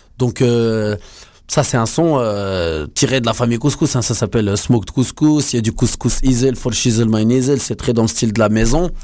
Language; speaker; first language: French; native; French